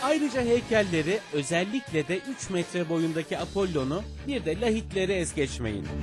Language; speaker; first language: Turkish; native; Turkish